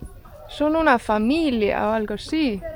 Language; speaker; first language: Spanish; non-native, fluent; Portuguese